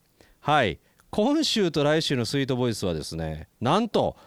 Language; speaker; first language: Japanese; native; Japanese